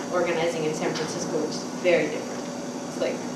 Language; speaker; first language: English; native; English